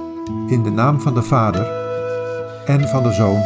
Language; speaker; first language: Dutch; native; Dutch